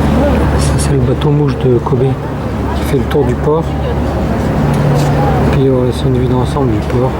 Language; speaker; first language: French; native; French